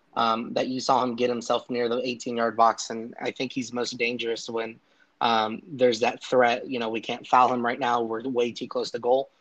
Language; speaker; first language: English; native; English